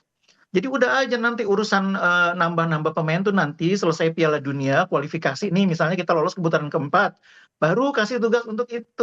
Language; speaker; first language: Indonesian; native; Indonesian